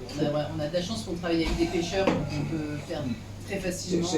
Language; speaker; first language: French; native; French